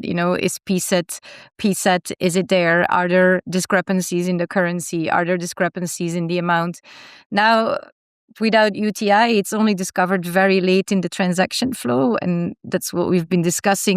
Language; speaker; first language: English; non-native, fluent; German